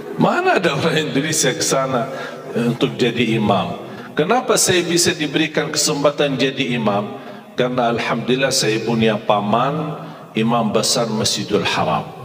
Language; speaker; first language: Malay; non-native, fluent; Arabic